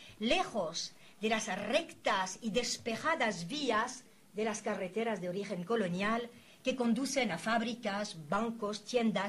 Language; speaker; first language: Spanish; native; Spanish